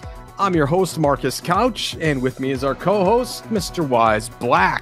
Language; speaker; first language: English; native; English